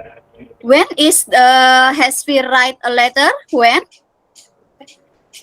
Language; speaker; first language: English; non-native, fluent; Indonesian